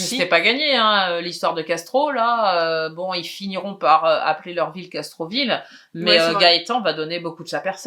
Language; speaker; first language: French; native; French